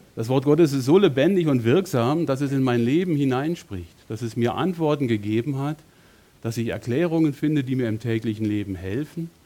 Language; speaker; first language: German; native; German